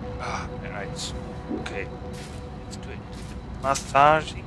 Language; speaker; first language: English; non-native, fluent; German